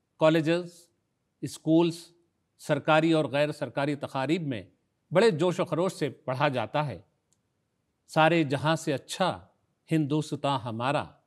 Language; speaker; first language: Urdu; native; Urdu